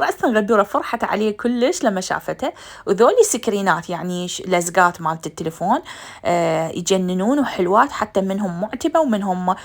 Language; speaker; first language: Arabic; native; Arabic